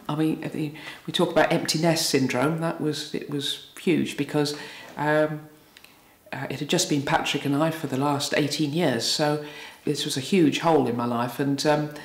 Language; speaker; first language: English; native; English